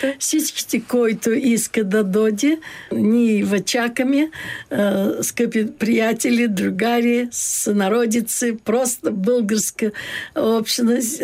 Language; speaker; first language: Bulgarian; early bilingual, heritage; Bulgarian